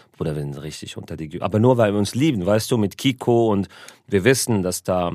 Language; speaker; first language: German; early bilingual, other home language; Arabic